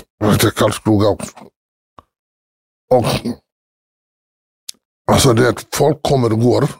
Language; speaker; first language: Swedish; early bilingual, other home language; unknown